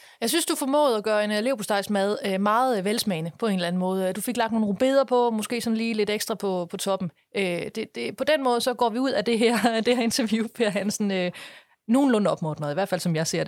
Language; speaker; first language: Danish; native; Danish